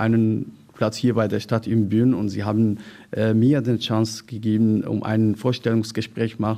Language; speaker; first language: German; non-native, learner; Arabic